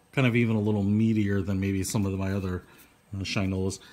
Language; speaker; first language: English; native; English